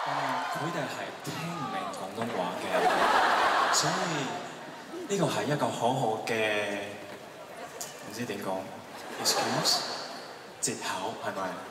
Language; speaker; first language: Cantonese; non-native, learner; Chinese